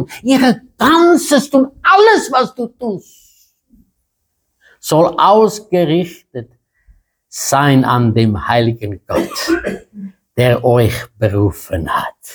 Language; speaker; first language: German; non-native, fluent; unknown